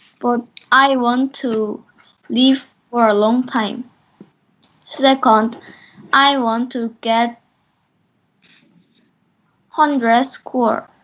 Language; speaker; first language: English; non-native, learner; Korean